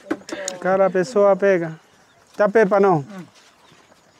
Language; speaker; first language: Portuguese; non-native, learner; Vietnamese